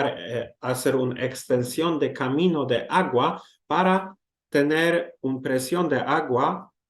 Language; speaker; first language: Spanish; non-native, learner; Polish